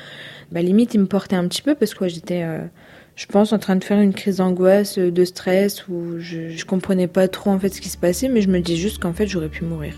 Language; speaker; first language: French; native; French